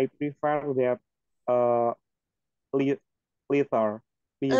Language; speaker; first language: English; non-native, learner; Indonesian